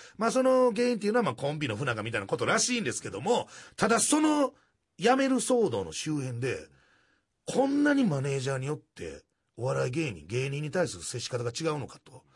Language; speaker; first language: Japanese; native; Japanese